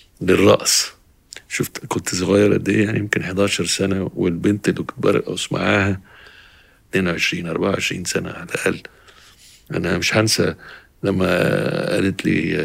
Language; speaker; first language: Arabic; native; Arabic